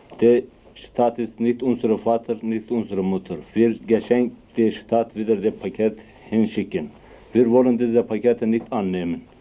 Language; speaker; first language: German; non-native, learner; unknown